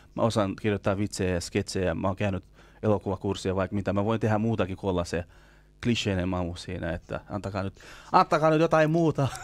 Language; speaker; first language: Finnish; early bilingual, other home language; Kurdish